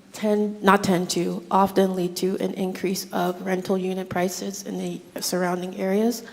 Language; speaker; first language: English; native; English